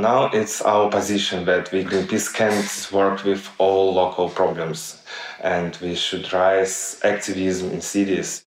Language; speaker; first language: English; non-native, learner; Russian